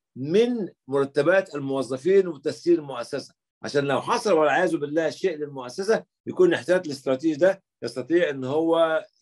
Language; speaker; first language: Arabic; native; Arabic